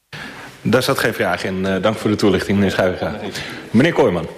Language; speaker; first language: Dutch; native; Dutch